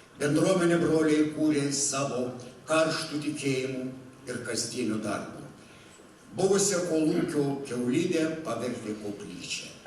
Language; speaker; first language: Lithuanian; native; Lithuanian